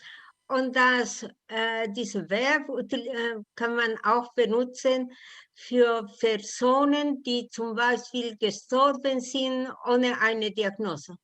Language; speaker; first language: German; non-native, learner; Spanish